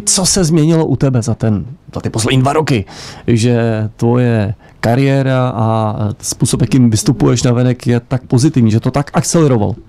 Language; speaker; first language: Czech; native; Czech